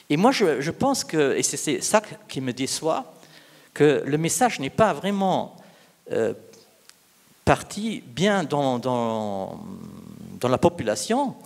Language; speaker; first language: French; non-native, local second language; Luxembourgish